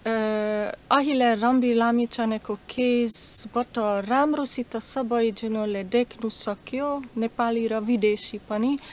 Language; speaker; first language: Nepali; non-native, fluent; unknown